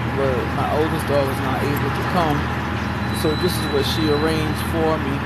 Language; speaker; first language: English; native; English